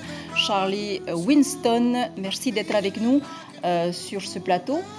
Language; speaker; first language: French; native; French